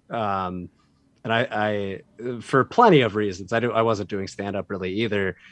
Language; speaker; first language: English; native; English